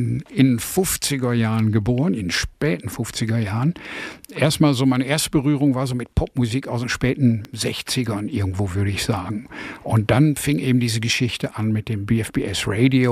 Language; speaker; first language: German; native; German